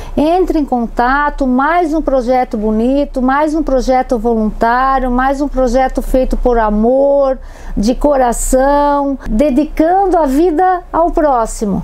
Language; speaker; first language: Portuguese; native; Portuguese